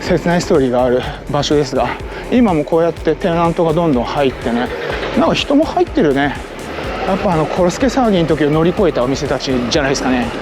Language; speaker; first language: Japanese; native; Japanese